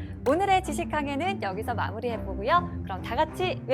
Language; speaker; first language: Korean; native; Korean